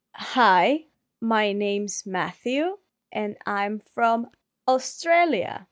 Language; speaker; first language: English; non-native, learner; Spanish